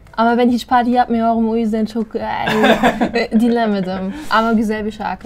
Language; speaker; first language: Turkish; non-native, learner; Spanish